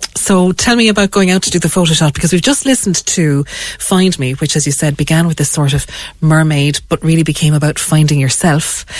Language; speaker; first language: English; native; English